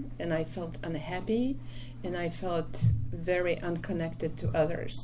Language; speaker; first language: English; non-native, fluent; Polish